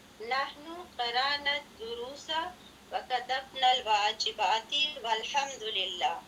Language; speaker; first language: Arabic; non-native, learner; Urdu